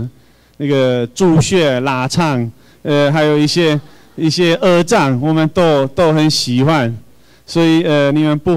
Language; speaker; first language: Chinese; non-native, fluent; Hungarian